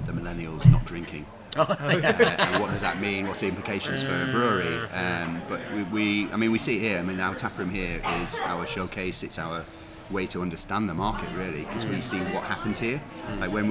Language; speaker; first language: English; native; English